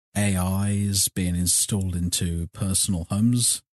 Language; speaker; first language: English; native; English